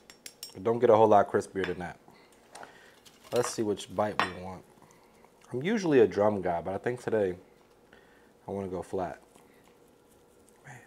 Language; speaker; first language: English; native; English